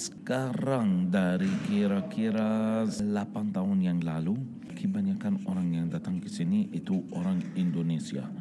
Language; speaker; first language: Indonesian; non-native, fluent; Arabic